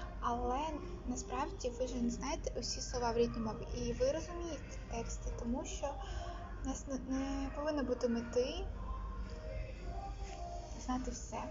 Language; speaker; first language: Ukrainian; non-native, local second language; Russian